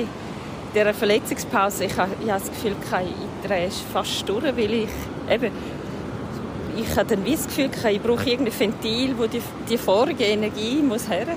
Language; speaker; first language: German; native; German